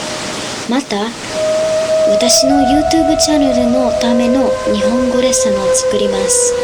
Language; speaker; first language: Japanese; non-native, learner; English